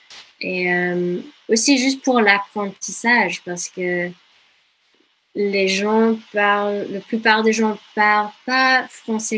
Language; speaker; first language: French; non-native, fluent; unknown